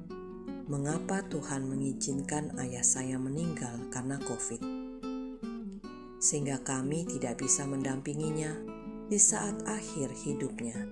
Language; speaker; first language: Indonesian; native; Indonesian